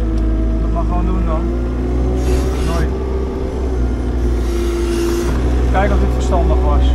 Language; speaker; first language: Dutch; native; Dutch